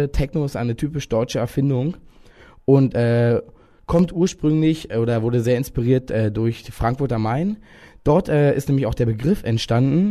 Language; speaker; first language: German; native; German